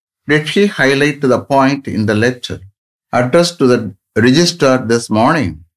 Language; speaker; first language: English; non-native, local second language; Tamil